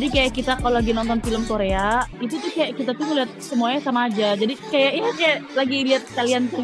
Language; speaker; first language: Indonesian; native; Indonesian